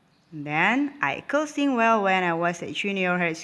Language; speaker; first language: English; non-native, local second language; Indonesian